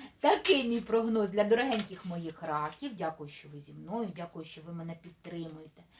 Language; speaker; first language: Ukrainian; non-native, local second language; Russian